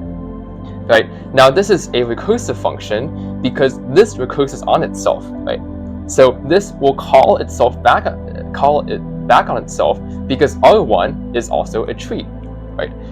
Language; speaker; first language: English; native; English